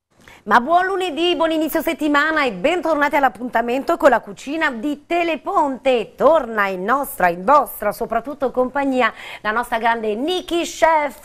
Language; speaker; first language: Italian; native; Italian